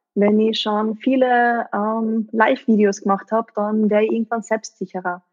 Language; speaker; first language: German; native; German